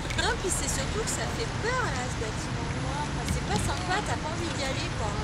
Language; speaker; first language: French; native; French